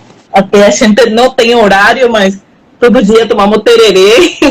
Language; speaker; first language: Portuguese; non-native, local second language; Spanish